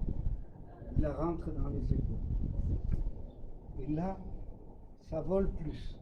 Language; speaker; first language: French; native; French